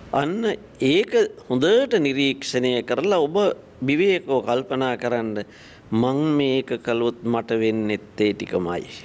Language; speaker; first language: Sinhala; native; Sinhala